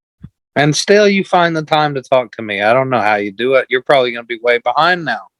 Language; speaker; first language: English; native; English